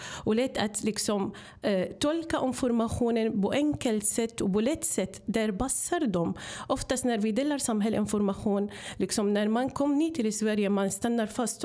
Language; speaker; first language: Swedish; non-native, fluent; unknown